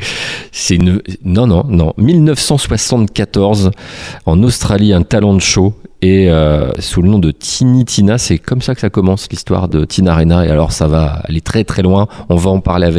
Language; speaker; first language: French; native; French